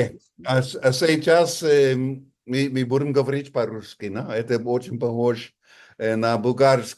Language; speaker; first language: Russian; non-native, learner; English